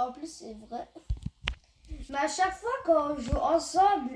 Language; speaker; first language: French; native; French